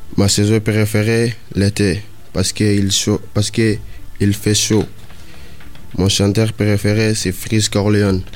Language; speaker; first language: French; non-native, learner; Arabic